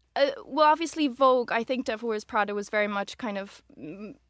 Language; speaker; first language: English; native; English